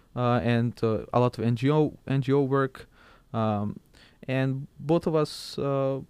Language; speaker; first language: English; non-native, fluent; Macedonian